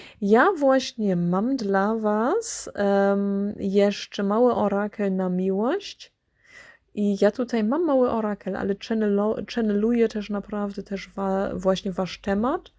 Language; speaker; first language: Polish; early bilingual, heritage; Polish